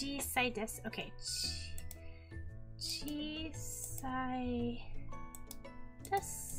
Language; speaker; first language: Japanese; non-native, learner; English